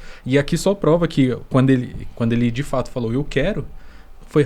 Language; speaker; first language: Portuguese; native; Portuguese